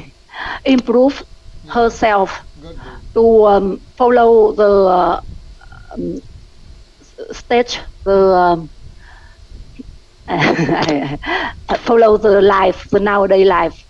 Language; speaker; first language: English; non-native, learner; Vietnamese